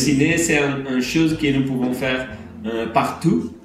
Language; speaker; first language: French; non-native, learner; Portuguese